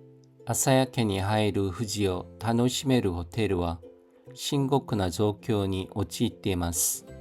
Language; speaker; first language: Japanese; non-native, fluent; Korean